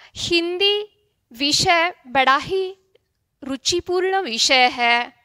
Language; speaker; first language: Hindi; non-native, local second language; Marathi